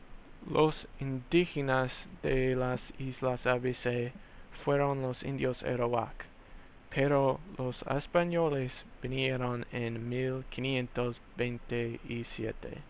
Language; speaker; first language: Spanish; non-native, learner; English